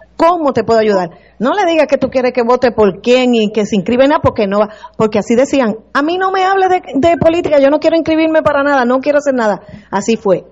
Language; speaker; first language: Spanish; native; Spanish